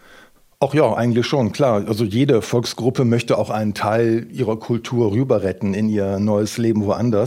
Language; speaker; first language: German; native; German